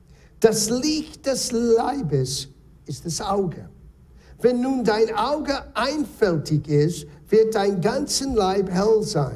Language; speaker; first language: German; non-native, fluent; English